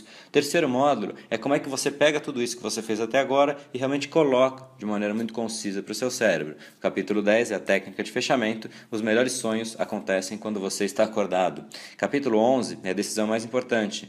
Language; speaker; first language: Portuguese; native; Portuguese